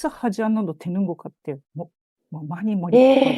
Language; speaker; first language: Korean; non-native, fluent; Japanese